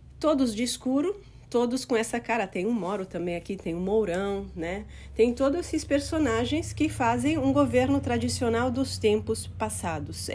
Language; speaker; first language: Portuguese; non-native, fluent; Italian